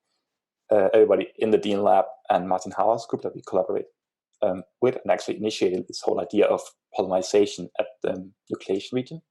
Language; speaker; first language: English; non-native, fluent; Danish